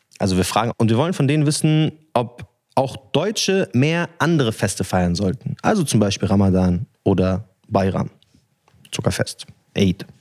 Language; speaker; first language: German; early bilingual, other home language; Arabic